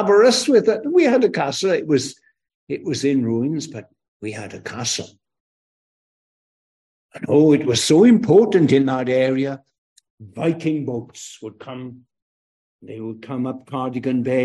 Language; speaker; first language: English; native; English